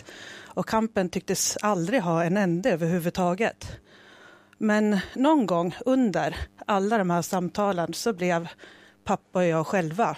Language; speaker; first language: Swedish; native; Swedish